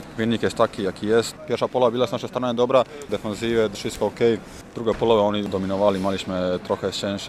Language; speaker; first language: Polish; non-native, fluent; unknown